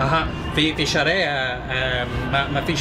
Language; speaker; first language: Arabic; non-native, learner; English